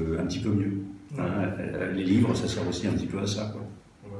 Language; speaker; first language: French; native; French